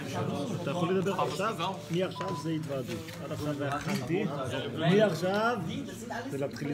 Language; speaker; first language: Hebrew; non-native, fluent; German